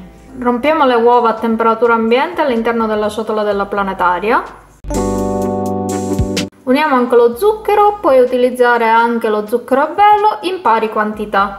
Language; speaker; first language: Italian; native; Italian